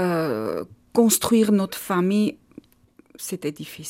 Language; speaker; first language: French; non-native, learner; Armenian